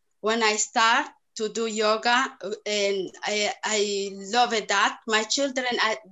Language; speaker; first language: English; non-native, learner; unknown